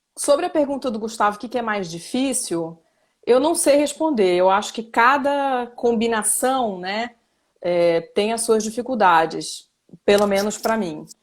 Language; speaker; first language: Portuguese; native; Portuguese